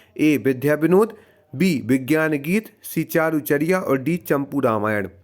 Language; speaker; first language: Hindi; native; Hindi